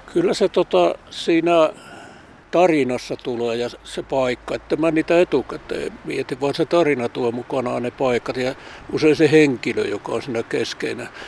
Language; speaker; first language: Finnish; native; Finnish